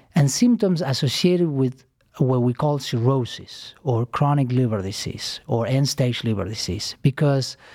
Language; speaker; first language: English; non-native, fluent; Spanish